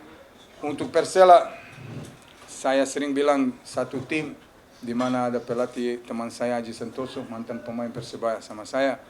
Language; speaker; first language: Indonesian; non-native, fluent; Serbian